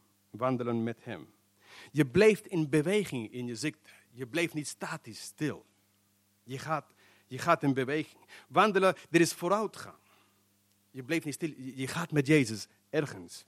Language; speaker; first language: Dutch; non-native, fluent; English